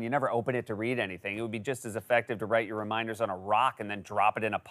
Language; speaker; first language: English; native; English